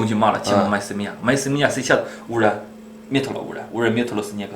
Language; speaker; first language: Russian; non-native, learner; Chinese